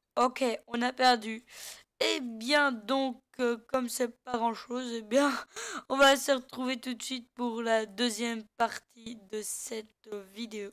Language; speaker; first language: French; native; French